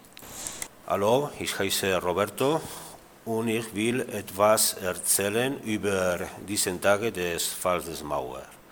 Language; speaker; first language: German; non-native, fluent; Spanish